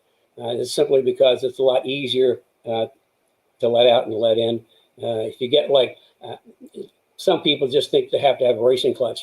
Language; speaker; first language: English; native; English